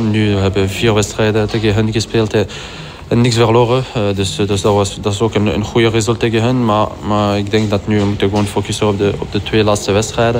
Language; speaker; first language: Dutch; non-native, local second language; French